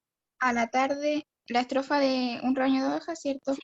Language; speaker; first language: Spanish; native; Spanish